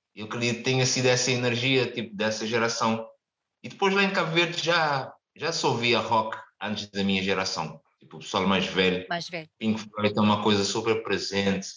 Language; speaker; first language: Portuguese; non-native, local second language; Kabuverdianu